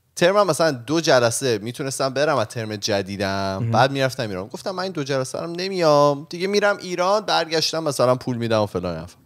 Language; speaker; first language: Persian; native; Persian